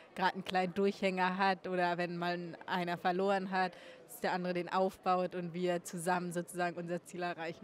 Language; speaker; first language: German; native; German